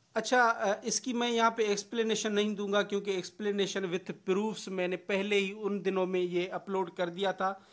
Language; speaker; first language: Urdu; non-native, local second language; Sindhi